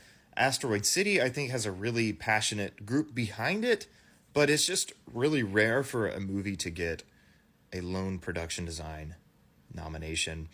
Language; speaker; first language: English; native; English